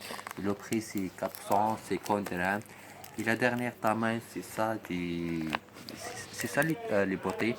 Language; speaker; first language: French; non-native, learner; Arabic